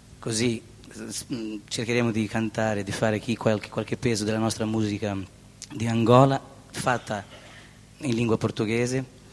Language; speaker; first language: Italian; non-native, learner; Portuguese